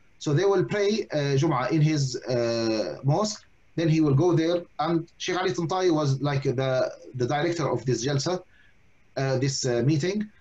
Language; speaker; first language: English; non-native, fluent; Arabic